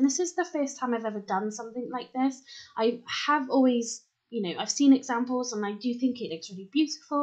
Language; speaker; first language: English; native; English